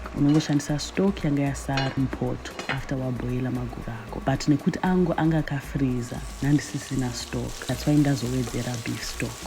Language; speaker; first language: Shona; early bilingual, heritage; Shona